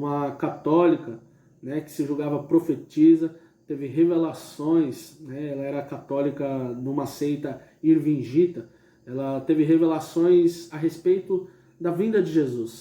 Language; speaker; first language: Portuguese; native; Portuguese